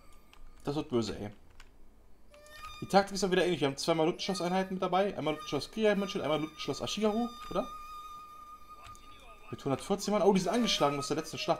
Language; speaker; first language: German; native; German